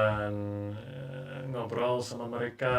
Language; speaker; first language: Indonesian; non-native, learner; English